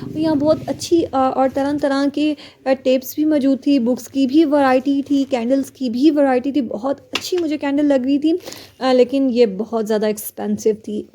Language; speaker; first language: Urdu; native; Urdu